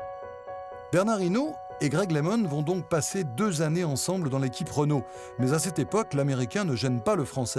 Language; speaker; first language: French; native; French